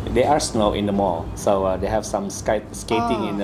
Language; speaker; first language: English; non-native, learner; Indonesian